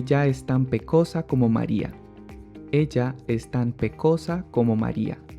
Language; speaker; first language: Spanish; native; Spanish